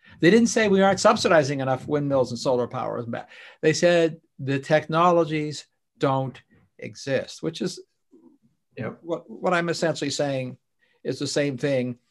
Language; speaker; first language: English; native; English